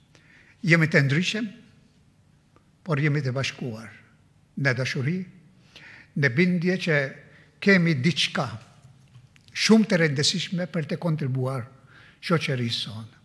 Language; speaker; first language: Albanian; non-native, fluent; Maltese